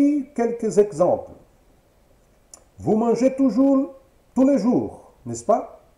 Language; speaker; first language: French; non-native, fluent; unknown